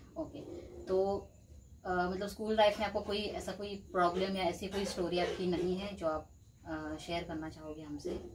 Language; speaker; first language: Hindi; non-native, local second language; Konkani